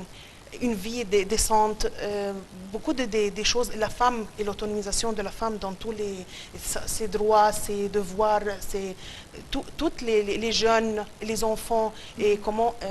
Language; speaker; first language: French; non-native, fluent; Arabic